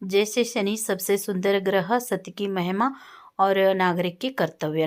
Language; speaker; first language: Hindi; non-native, local second language; Kannada